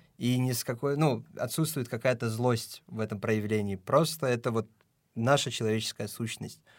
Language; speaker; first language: Russian; non-native, local second language; Tajik